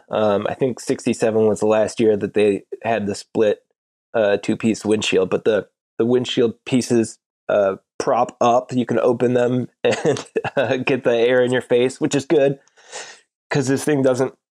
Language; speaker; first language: English; native; English